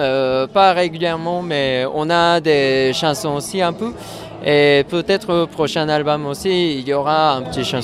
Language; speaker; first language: French; non-native, fluent; Japanese